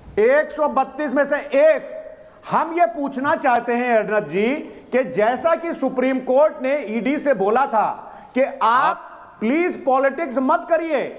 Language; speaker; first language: Hindi; native; Hindi